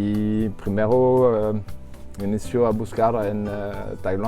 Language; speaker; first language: Spanish; non-native, learner; French